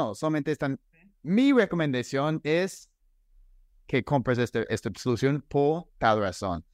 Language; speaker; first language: Spanish; non-native, fluent; English